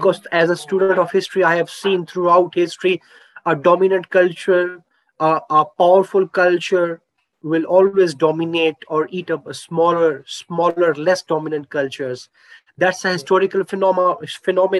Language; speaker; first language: English; non-native, local second language; Urdu